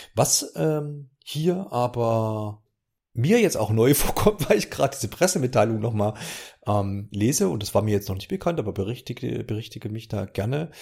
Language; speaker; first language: German; native; German